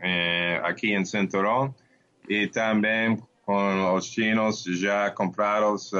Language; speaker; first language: Portuguese; non-native, learner; Spanish